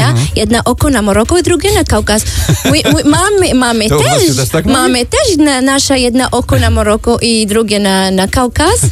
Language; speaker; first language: Polish; non-native, learner; Arabic